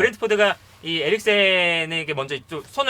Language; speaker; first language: Korean; native; Korean